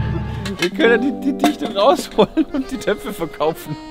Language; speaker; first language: German; native; German